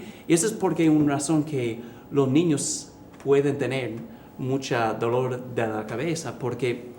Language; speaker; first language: Spanish; early bilingual, heritage; English